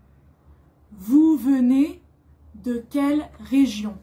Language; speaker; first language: French; native; French